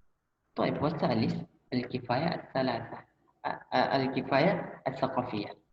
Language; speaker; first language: Arabic; non-native, fluent; Indonesian